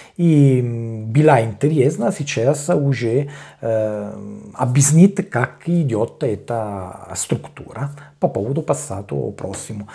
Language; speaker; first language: Russian; non-native, learner; Italian